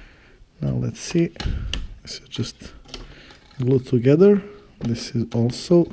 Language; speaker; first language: English; non-native, fluent; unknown